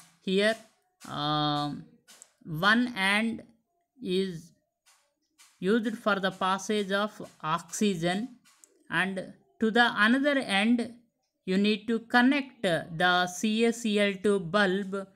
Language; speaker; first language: English; non-native, local second language; Telugu